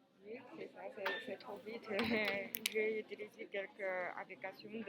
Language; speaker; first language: French; non-native, learner; Chinese